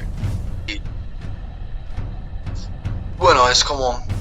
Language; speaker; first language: Spanish; non-native, fluent; English